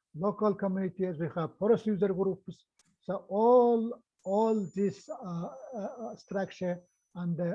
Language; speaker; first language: English; non-native, learner; Mongolian